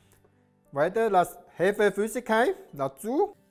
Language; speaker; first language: German; non-native, learner; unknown